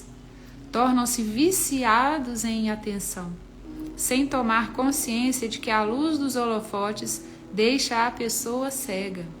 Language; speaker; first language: Portuguese; native; Portuguese